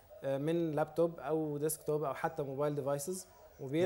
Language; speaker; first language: Arabic; native; Arabic